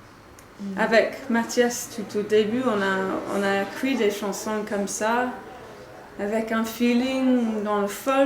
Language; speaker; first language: French; non-native, fluent; English